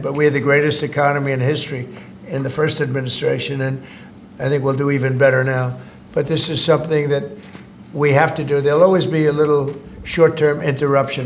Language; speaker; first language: English; native; English